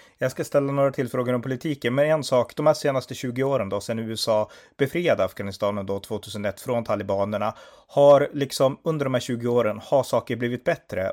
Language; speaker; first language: Swedish; native; Swedish